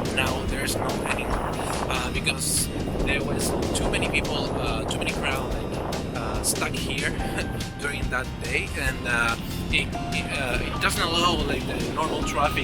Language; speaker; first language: English; non-native, fluent; Spanish